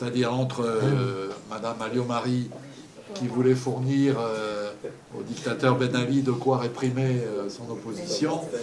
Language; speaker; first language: French; native; French